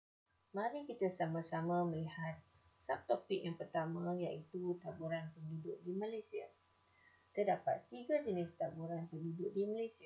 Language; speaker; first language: Malay; native; Malay